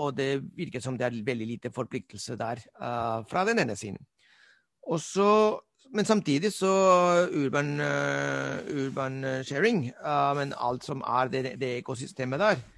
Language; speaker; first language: Norwegian; non-native, fluent; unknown